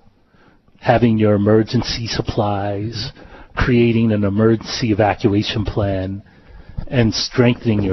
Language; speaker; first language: English; native; English